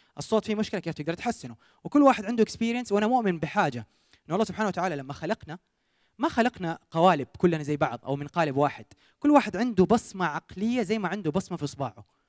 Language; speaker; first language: Arabic; native; Arabic